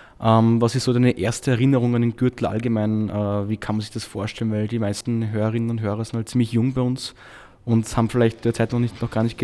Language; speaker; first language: German; native; German